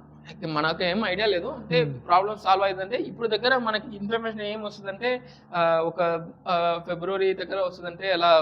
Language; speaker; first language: Telugu; non-native, learner; Tamil